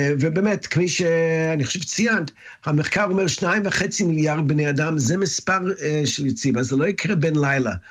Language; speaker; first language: Hebrew; non-native, fluent; English